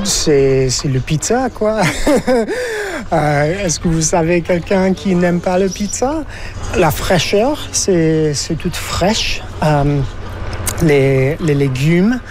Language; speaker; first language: French; non-native, fluent; English